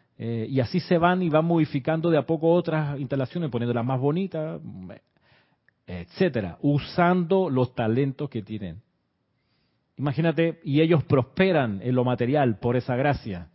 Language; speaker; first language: Spanish; native; Spanish